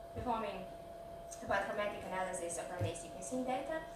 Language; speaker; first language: English; non-native, fluent; Russian